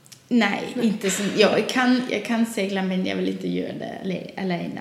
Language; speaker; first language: Swedish; non-native, learner; Faroese